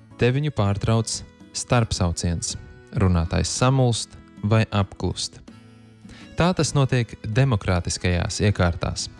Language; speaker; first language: Latvian; native; Latvian